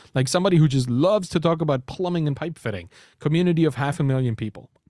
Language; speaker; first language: English; non-native, fluent; German